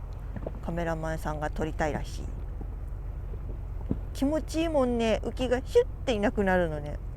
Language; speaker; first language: Japanese; native; Japanese